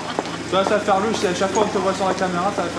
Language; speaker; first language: French; native; French